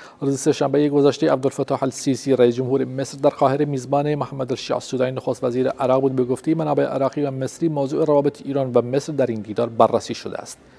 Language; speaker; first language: Persian; non-native, local second language; Central Kurdish